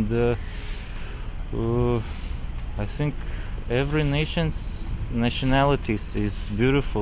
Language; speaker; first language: English; non-native, learner; Kazakh